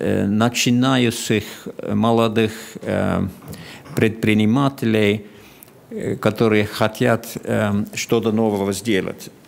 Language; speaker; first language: Russian; non-native, fluent; Finnish